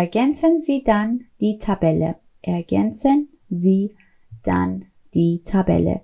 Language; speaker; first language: German; non-native, fluent; Persian